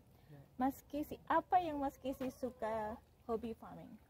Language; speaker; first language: Indonesian; native; Indonesian